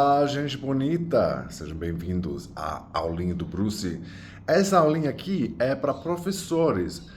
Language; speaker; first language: Portuguese; non-native, fluent; English